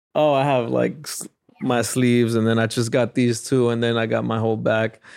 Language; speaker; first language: English; native; English